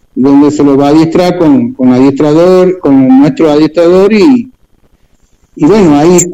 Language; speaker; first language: Spanish; native; Spanish